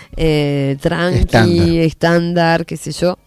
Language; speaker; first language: Spanish; non-native, fluent; French